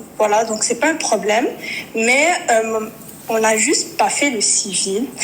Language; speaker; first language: French; native; French